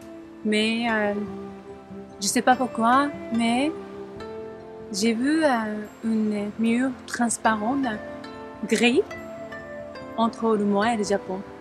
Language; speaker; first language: French; non-native, learner; Japanese